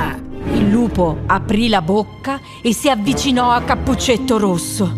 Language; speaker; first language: Italian; native; Italian